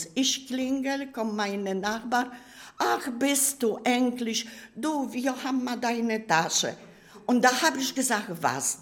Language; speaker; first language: German; non-native, learner; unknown